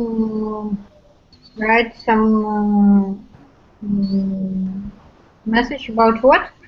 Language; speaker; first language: English; non-native, learner; Russian